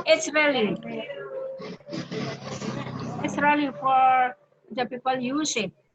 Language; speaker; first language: English; non-native, learner; Indonesian